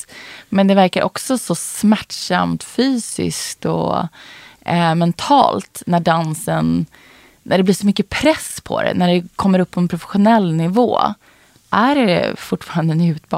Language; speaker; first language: Swedish; native; Swedish